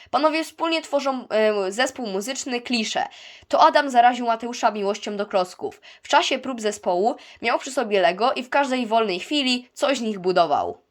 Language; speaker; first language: Polish; native; Polish